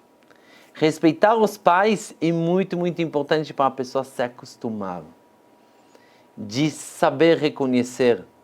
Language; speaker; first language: Portuguese; non-native, fluent; Hebrew